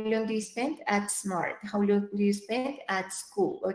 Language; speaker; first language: English; non-native, fluent; Spanish